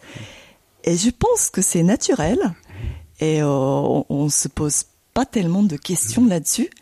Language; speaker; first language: French; non-native, fluent; Japanese